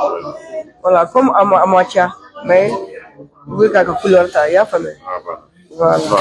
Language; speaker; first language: French; non-native, fluent; Russian